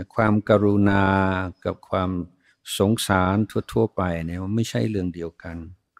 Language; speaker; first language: Thai; non-native, fluent; English